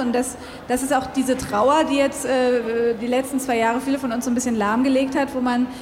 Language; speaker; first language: German; native; German